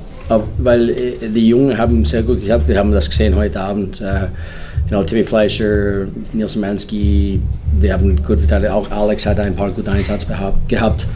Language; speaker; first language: German; non-native, learner; English